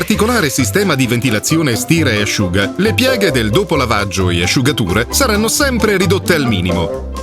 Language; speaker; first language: Italian; native; Italian